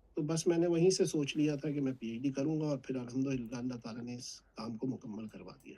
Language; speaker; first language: Urdu; native; Urdu